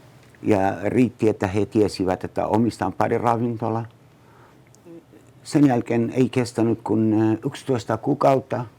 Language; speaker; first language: Finnish; non-native, learner; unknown